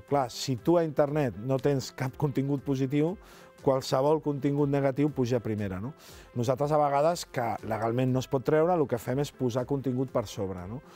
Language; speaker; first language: Catalan; native; Catalan